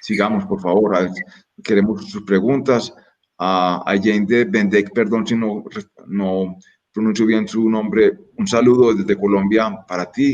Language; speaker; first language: Spanish; native; Spanish